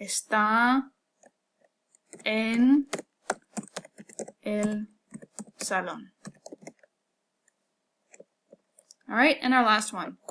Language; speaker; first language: Spanish; non-native, fluent; English